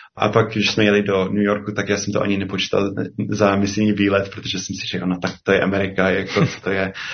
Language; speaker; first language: Czech; non-native, fluent; English